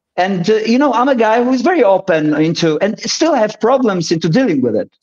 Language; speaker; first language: English; early bilingual, other home language; Polish